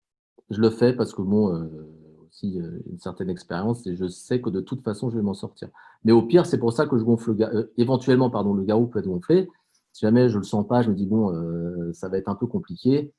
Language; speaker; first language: French; native; French